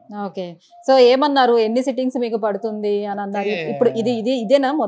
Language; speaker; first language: Telugu; native; Telugu